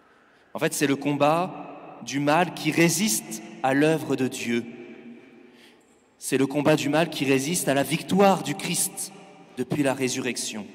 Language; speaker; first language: French; native; French